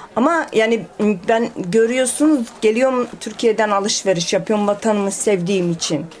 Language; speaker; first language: Turkish; early bilingual, heritage; Turkish